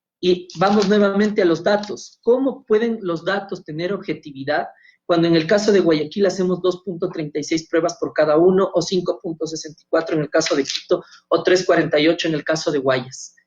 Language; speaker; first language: Spanish; native; Spanish